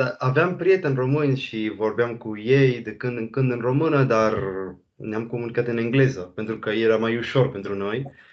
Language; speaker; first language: Romanian; non-native, fluent; Spanish